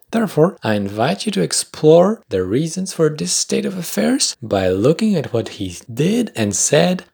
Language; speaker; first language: English; non-native, fluent; Polish